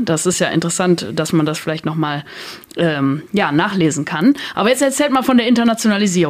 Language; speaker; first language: German; native; German